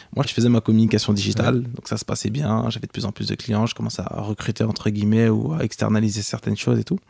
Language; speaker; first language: French; native; French